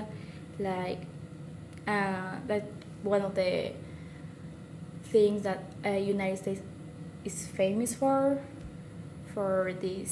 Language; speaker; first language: English; non-native, learner; Spanish